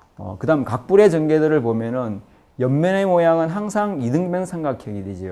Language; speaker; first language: Korean; native; Korean